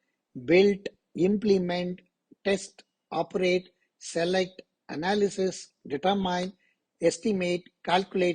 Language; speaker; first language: English; non-native, local second language; Tamil